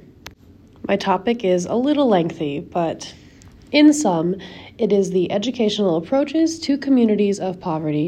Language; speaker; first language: English; native; English